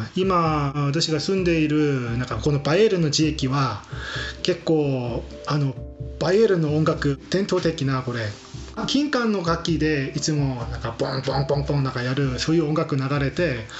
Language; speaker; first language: Japanese; non-native, fluent; Korean